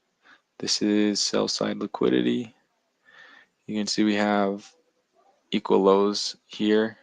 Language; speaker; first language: English; native; English